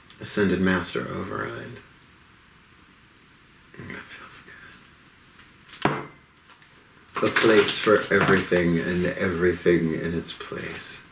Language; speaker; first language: English; native; English